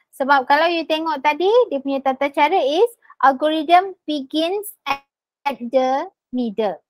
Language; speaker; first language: English; non-native, local second language; Malay